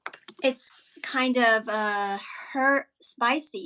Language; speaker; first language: English; non-native, fluent; Chinese